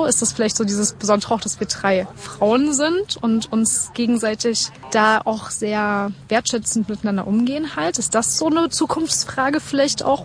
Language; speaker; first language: German; native; German